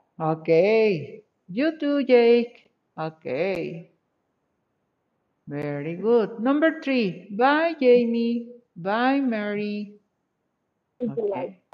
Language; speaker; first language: English; non-native, fluent; Spanish